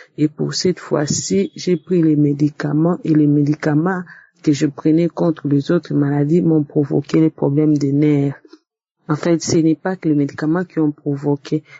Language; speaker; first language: French; non-native, local second language; Lingala